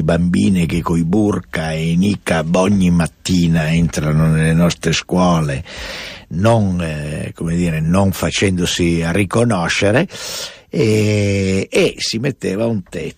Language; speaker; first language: Italian; native; Italian